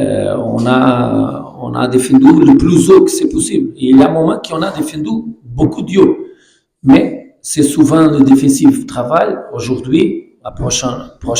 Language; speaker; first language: French; non-native, learner; Portuguese